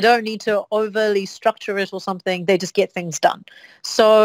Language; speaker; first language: English; native; English